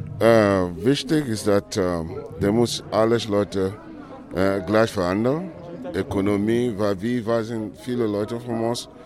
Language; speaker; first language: German; non-native, learner; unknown